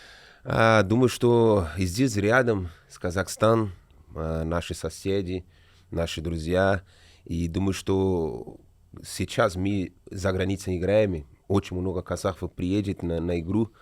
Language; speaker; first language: Russian; non-native, learner; Portuguese